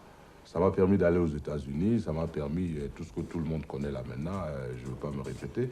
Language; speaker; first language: French; non-native, local second language; Duala